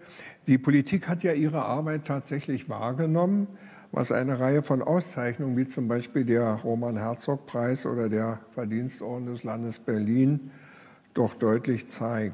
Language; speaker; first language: German; native; German